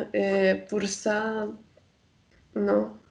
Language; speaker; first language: French; non-native, fluent; Romanian